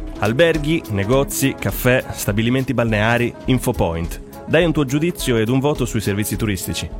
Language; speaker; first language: Italian; native; Italian